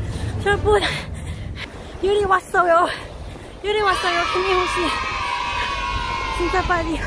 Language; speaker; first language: Korean; non-native, learner; Cantonese